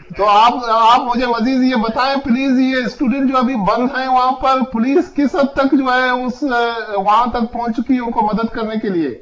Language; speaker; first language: Urdu; non-native, local second language; Baluchi